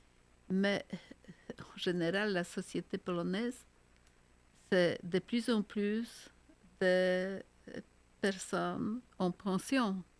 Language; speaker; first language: French; non-native, fluent; Polish